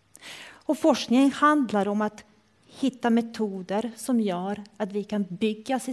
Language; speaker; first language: Swedish; non-native, fluent; Croatian